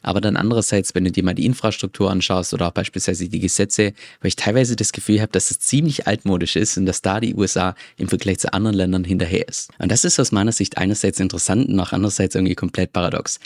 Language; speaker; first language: German; native; German